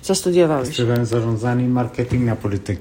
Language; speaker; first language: Polish; non-native, fluent; Spanish